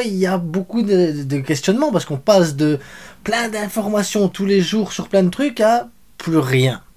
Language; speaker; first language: French; native; French